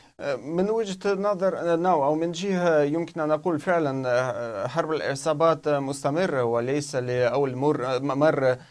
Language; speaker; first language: Arabic; non-native, fluent; Russian